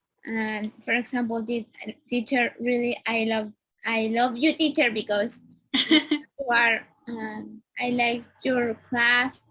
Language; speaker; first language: English; non-native, learner; Spanish